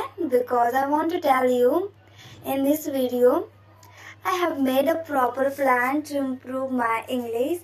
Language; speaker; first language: English; non-native, learner; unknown